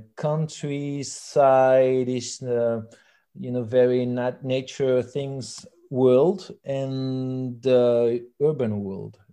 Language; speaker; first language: English; non-native, fluent; French